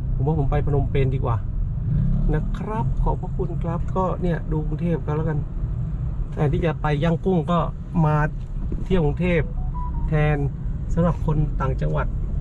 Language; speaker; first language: Thai; native; Thai